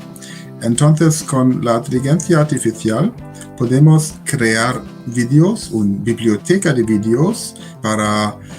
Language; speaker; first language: Spanish; non-native, learner; German